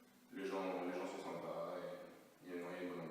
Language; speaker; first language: French; native; French